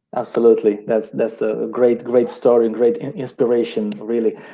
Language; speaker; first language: English; non-native, fluent; Italian